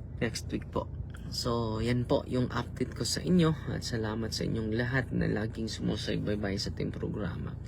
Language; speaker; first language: Filipino; non-native, local second language; Cebuano